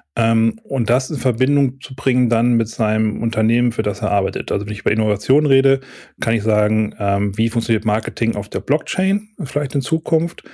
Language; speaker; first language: German; native; German